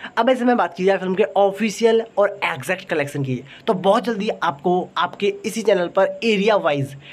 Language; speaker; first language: Hindi; native; Hindi